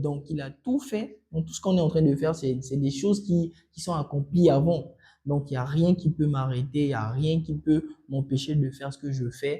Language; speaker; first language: French; non-native, local second language; Sango